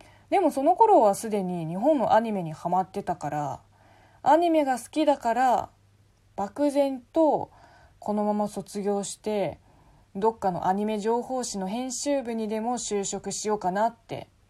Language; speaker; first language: Japanese; non-native, fluent; Chinese